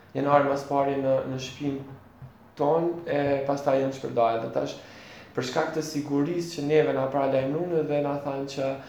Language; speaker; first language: Albanian; native; Albanian